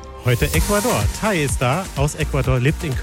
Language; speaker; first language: German; native; German